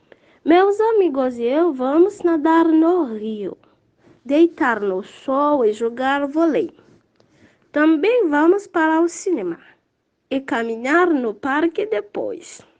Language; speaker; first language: Portuguese; non-native, learner; Haitian Creole